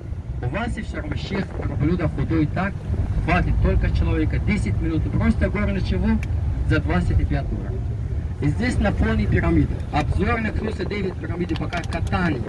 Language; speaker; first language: Russian; non-native, learner; Arabic